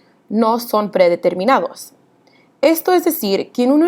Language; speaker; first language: Spanish; early bilingual, heritage; Spanish